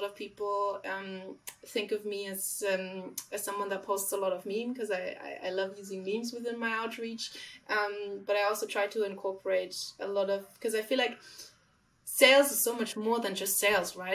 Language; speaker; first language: English; non-native, fluent; German